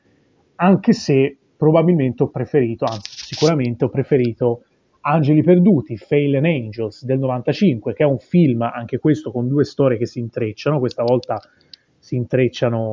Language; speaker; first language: Italian; native; Italian